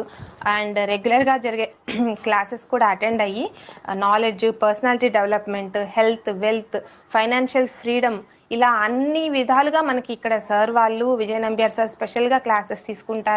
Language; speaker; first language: Telugu; native; Telugu